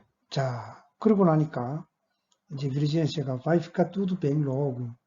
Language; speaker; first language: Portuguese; non-native, fluent; Korean